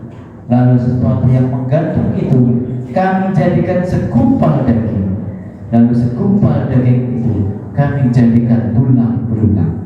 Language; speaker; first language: Indonesian; native; Indonesian